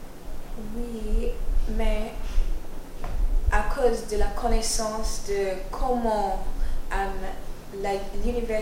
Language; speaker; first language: French; non-native, learner; English